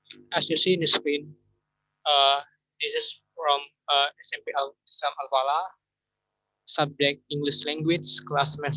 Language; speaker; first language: English; non-native, learner; Indonesian